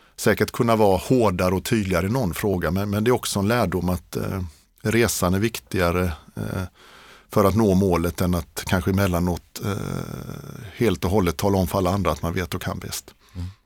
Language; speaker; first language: Swedish; native; Swedish